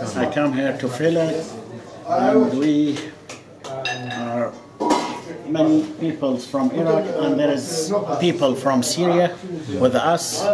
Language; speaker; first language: English; non-native, learner; Arabic